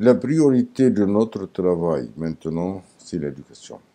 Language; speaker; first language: French; non-native, learner; Arabic